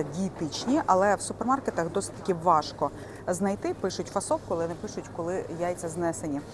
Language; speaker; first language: Ukrainian; native; Ukrainian